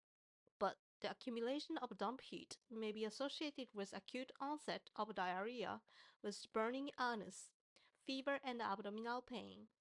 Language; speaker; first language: English; non-native, fluent; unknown